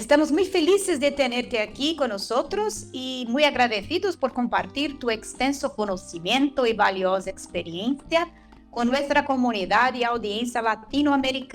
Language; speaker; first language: Spanish; non-native, fluent; Portuguese